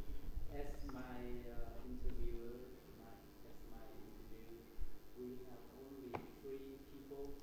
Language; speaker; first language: English; non-native, learner; Vietnamese